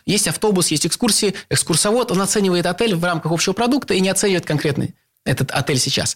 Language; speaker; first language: Russian; native; Russian